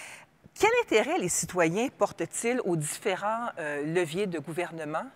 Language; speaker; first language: French; native; French